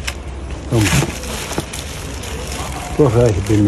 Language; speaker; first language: Spanish; non-native, learner; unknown